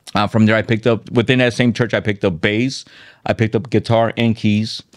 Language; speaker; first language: English; native; English